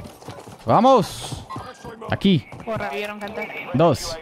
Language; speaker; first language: Spanish; non-native, learner; English